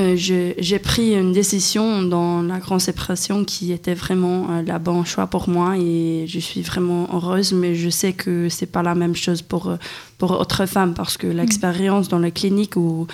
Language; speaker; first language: French; non-native, fluent; Swedish